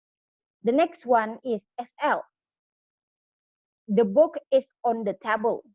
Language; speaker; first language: English; non-native, learner; Indonesian